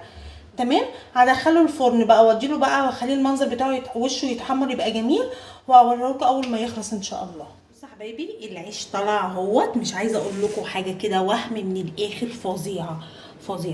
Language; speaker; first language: Arabic; native; Arabic